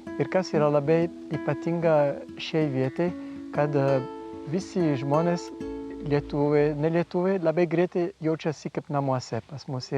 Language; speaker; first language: Lithuanian; non-native, fluent; French